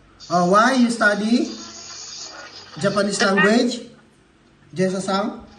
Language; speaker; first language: English; non-native, local second language; Filipino